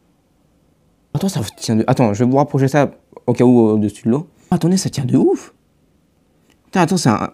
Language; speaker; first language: French; native; French